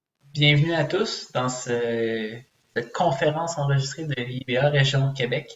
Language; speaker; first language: French; native; French